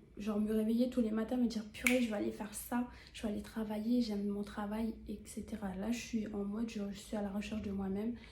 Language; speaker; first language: French; native; French